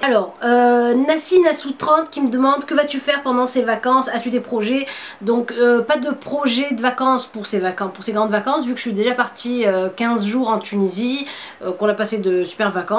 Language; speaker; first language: French; native; French